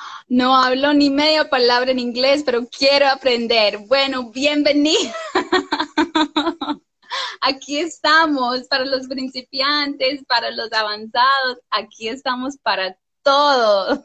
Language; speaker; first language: Spanish; non-native, fluent; English